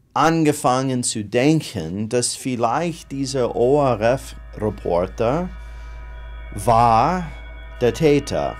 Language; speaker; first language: German; non-native, fluent; English